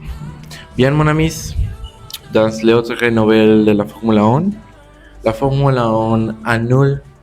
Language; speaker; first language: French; non-native, learner; Spanish